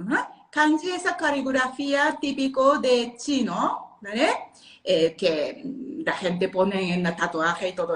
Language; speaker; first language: Spanish; non-native, learner; Japanese